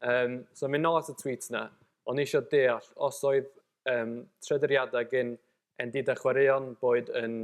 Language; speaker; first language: Welsh; native; Welsh